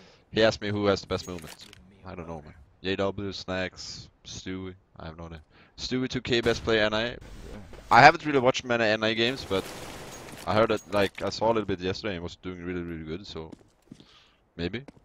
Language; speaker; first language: English; non-native, fluent; Swedish